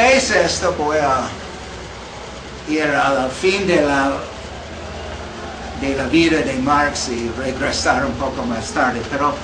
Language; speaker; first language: Spanish; non-native, fluent; English